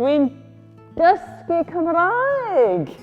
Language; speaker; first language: Welsh; non-native, local second language; English